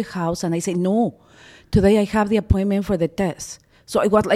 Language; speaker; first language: English; non-native, fluent; Spanish